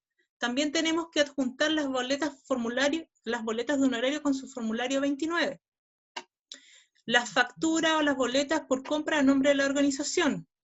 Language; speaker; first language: Spanish; native; Spanish